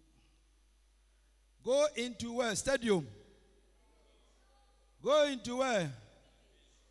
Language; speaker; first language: English; non-native, local second language; Akan